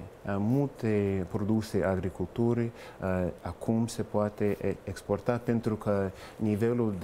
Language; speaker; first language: Romanian; non-native, fluent; English